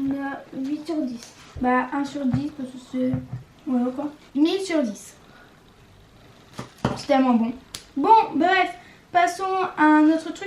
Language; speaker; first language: French; native; French